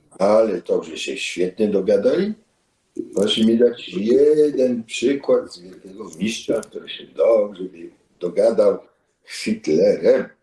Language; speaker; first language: Polish; early bilingual, heritage; Polish